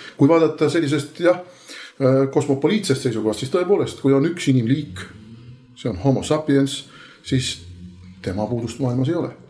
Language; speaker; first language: Estonian; native; Estonian